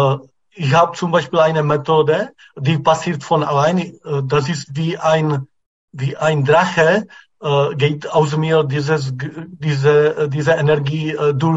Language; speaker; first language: German; non-native, fluent; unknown